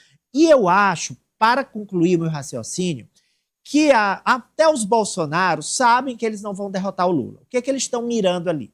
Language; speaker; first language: Portuguese; native; Portuguese